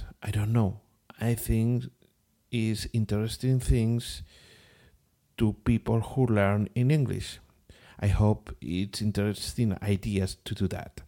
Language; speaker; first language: English; non-native, learner; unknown